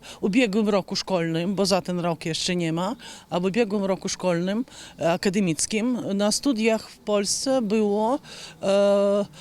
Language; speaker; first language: Polish; non-native, fluent; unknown